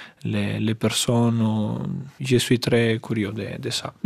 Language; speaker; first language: French; non-native, fluent; Italian